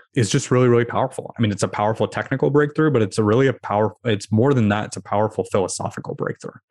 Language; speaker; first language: English; early bilingual, other home language; Hindi